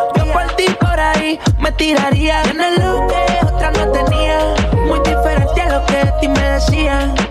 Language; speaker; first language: Spanish; native; Spanish